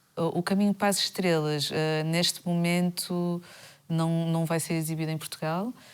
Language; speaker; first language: Portuguese; native; Portuguese